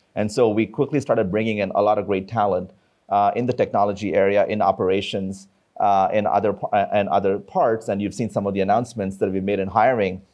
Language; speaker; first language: English; non-native, local second language; Tamil